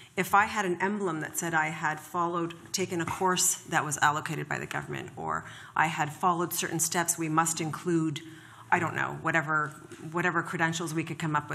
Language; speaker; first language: English; native; English